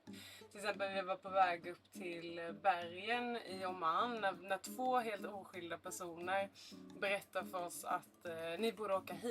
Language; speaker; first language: Swedish; native; Swedish